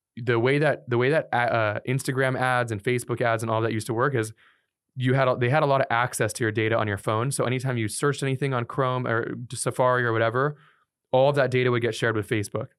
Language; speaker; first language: English; native; English